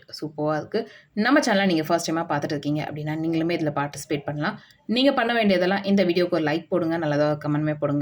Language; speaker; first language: Tamil; native; Tamil